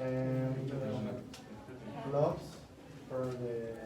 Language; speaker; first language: English; non-native, learner; Spanish